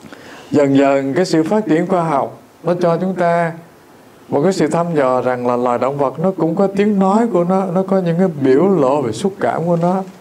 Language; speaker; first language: Vietnamese; native; Vietnamese